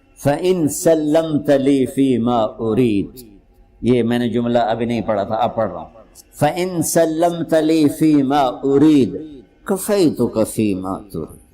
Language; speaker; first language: Urdu; non-native, local second language; Punjabi